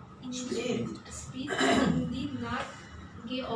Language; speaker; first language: German; non-native, learner; Marathi